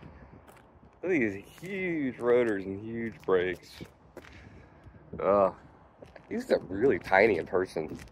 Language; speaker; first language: English; native; English